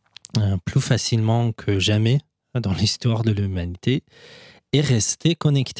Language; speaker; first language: French; non-native, fluent; Persian